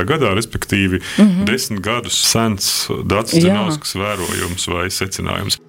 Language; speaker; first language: Latvian; native; Latvian